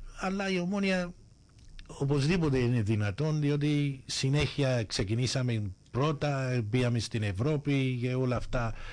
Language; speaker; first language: Greek; early bilingual, heritage; Greek